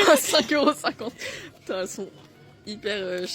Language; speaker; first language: French; native; French